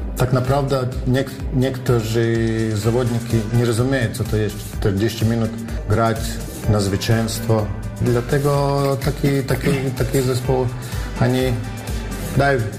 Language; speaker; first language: Polish; non-native, fluent; Latvian